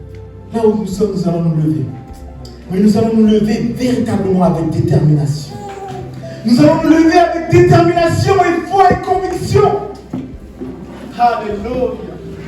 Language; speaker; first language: French; native; French